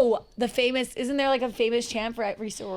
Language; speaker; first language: English; native; English